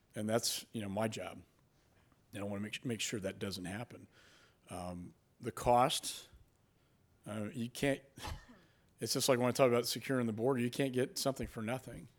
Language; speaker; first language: English; native; English